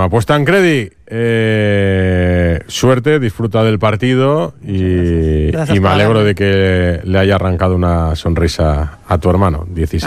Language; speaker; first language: Spanish; native; Spanish